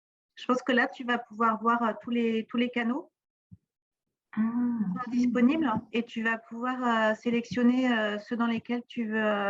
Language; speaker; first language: French; native; French